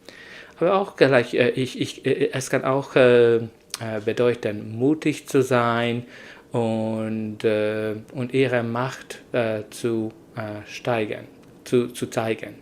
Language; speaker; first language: German; non-native, learner; Hungarian